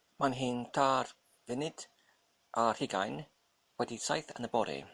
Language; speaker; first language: Welsh; non-native, local second language; English